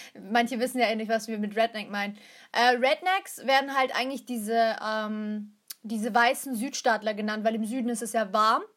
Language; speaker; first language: German; early bilingual, other home language; Turkish